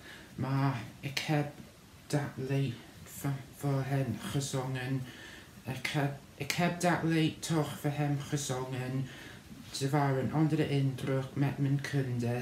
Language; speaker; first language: Dutch; non-native, learner; English